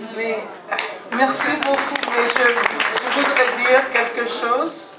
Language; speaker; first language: French; non-native, fluent; English